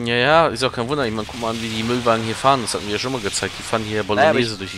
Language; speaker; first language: German; native; German